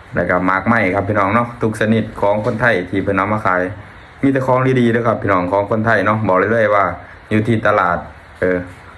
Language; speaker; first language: Thai; native; Thai